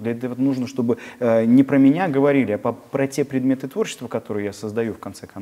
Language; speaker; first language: Russian; native; Russian